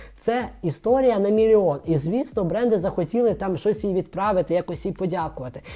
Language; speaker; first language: Ukrainian; non-native, local second language; Russian